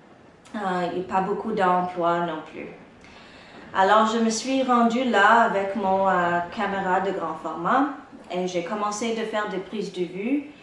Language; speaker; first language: French; non-native, local second language; English